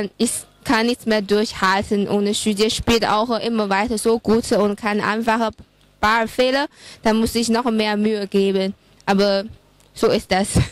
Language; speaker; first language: German; non-native, fluent; Chinese